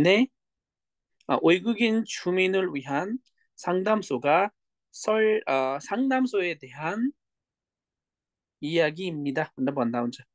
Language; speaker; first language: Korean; non-native, fluent; Nepali